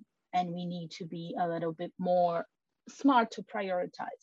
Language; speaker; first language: English; non-native, fluent; Portuguese